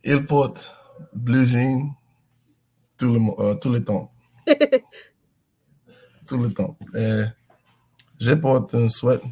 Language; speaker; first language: French; non-native, learner; English